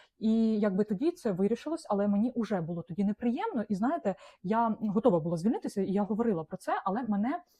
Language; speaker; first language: Ukrainian; non-native, local second language; Russian